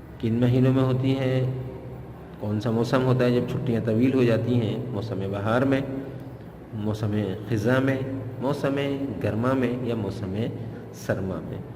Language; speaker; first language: Urdu; native; Urdu